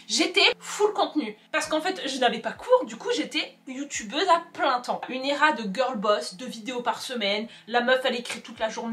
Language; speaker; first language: French; native; French